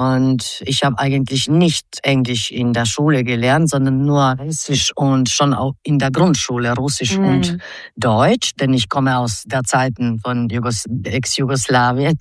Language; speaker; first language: German; non-native, fluent; Croatian